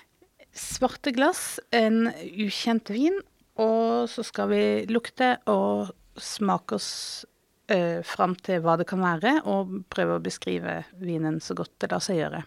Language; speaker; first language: Norwegian; native; Norwegian